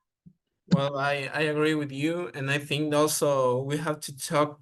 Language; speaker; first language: English; non-native, learner; Spanish